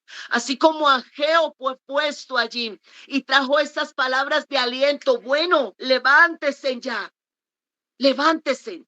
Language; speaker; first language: Spanish; native; Spanish